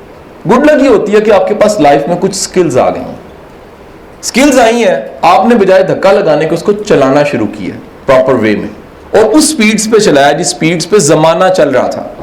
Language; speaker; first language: Urdu; native; Urdu